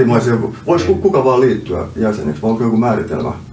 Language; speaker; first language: Finnish; native; Finnish